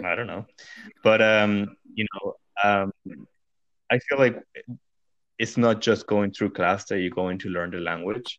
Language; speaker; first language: English; non-native, fluent; Spanish